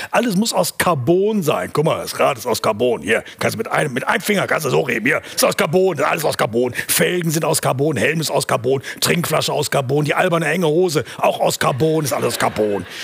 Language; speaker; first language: German; native; German